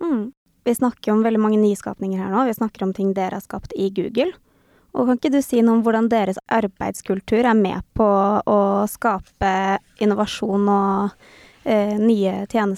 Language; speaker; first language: Norwegian; native; Norwegian